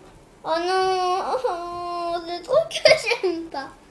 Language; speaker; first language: French; early bilingual, heritage; French